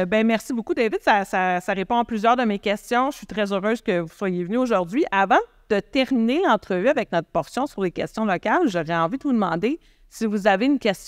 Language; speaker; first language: French; native; French